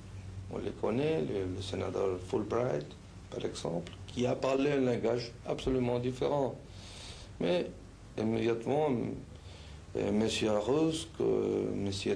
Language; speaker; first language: French; non-native, fluent; Spanish